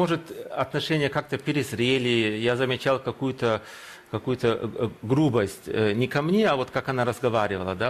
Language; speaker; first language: Russian; early bilingual, heritage; Russian